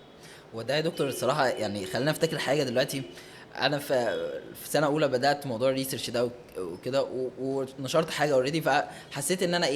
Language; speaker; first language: Arabic; native; Arabic